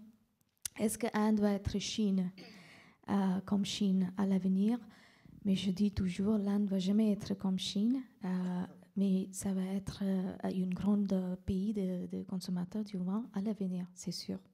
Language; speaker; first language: French; non-native, fluent; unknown